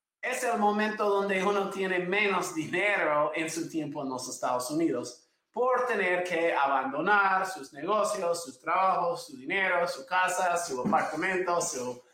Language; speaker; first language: Spanish; non-native, fluent; English